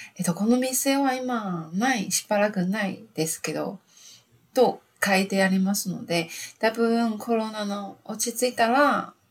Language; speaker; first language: Japanese; non-native, learner; Chinese